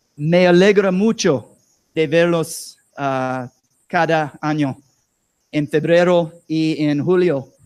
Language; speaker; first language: Spanish; non-native, learner; English